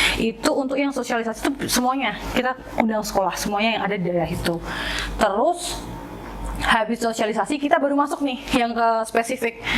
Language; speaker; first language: Indonesian; native; Indonesian